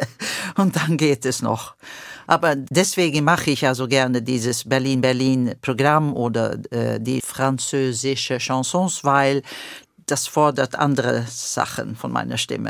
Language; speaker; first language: German; non-native, fluent; Swedish